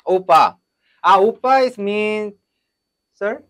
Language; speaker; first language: English; non-native, learner; Korean